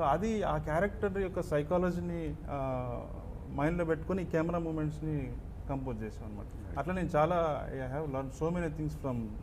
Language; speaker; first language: Telugu; native; Telugu